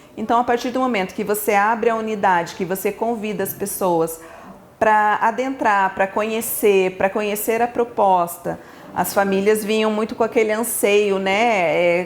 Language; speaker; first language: Portuguese; native; Portuguese